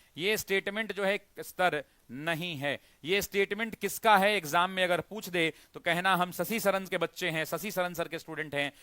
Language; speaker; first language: Hindi; native; Hindi